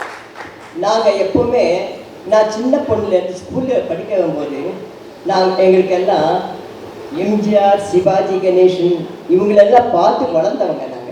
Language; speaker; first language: Tamil; non-native, local second language; Telugu